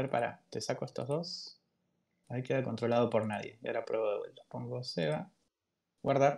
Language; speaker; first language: Spanish; native; Spanish